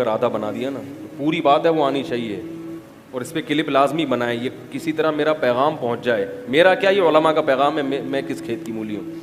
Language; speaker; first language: Urdu; native; Urdu